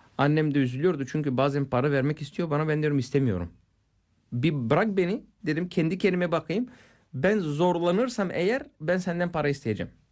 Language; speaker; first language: Turkish; non-native, fluent; Bulgarian